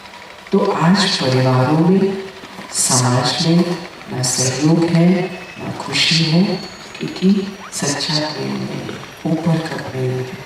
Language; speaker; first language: Hindi; native; Hindi